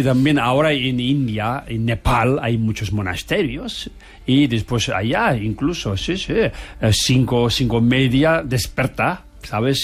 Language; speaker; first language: Spanish; non-native, learner; Tibetan